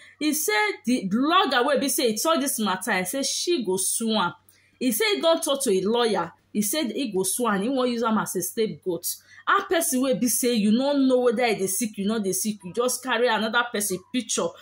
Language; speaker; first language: Nigerian Pidgin; native; Nigerian Pidgin